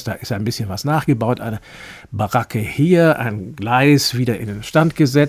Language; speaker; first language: German; native; German